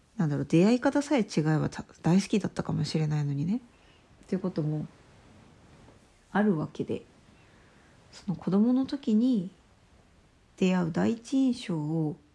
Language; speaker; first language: Japanese; native; Japanese